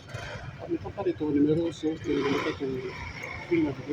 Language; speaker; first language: Greek; non-native, learner; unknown